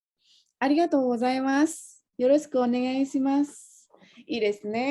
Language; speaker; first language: Japanese; non-native, fluent; Indonesian